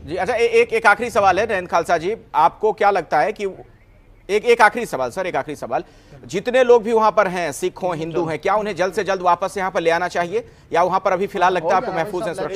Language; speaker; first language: Hindi; native; Hindi